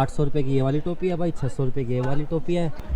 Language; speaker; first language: Hindi; native; Hindi